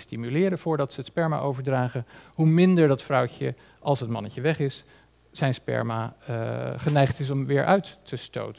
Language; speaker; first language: Dutch; native; Dutch